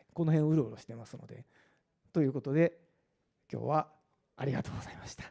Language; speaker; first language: Japanese; native; Japanese